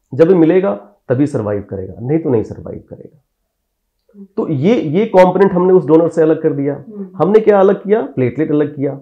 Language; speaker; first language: Hindi; native; Hindi